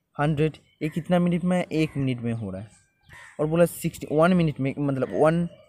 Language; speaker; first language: Hindi; non-native, local second language; Bangla